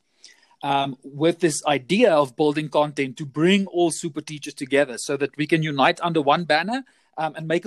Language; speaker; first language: English; non-native, local second language; Afrikaans